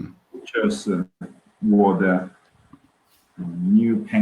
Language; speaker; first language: Chinese; non-native, learner; Swedish